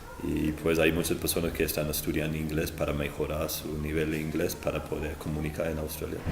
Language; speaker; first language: Spanish; non-native, fluent; English